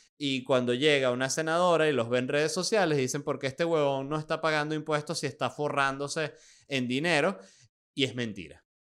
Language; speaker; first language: Spanish; native; Spanish